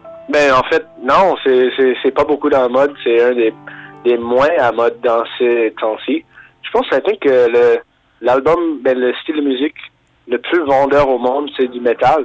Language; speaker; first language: French; non-native, fluent; English